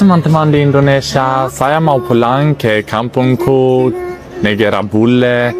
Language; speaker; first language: Indonesian; non-native, fluent; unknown